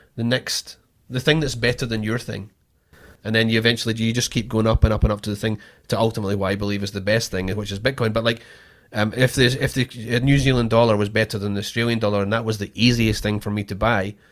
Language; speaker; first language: English; native; English